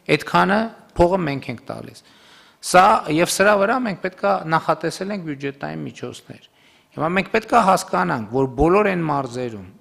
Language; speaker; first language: Armenian; native; Armenian